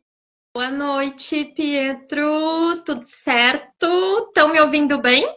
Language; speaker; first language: Portuguese; native; Portuguese